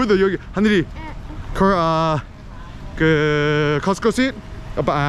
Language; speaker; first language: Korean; early bilingual, other home language; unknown